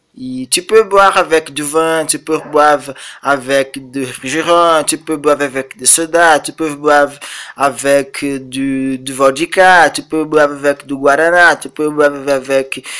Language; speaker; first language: French; non-native, learner; Portuguese